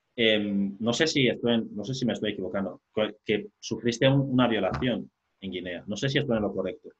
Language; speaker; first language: Spanish; non-native, local second language; Fang